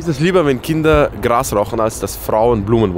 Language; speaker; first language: German; early bilingual, other home language; Persian